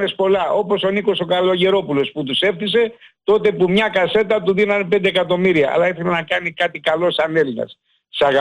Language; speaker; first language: Greek; native; Greek